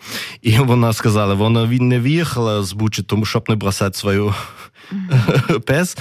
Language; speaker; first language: Ukrainian; non-native, learner; German